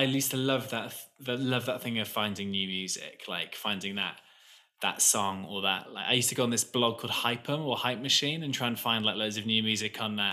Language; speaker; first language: English; native; English